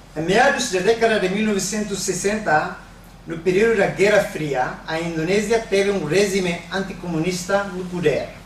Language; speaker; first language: Portuguese; non-native, fluent; Tetum